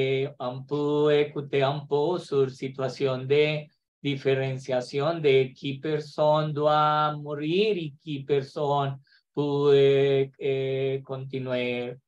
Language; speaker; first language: French; non-native, learner; Spanish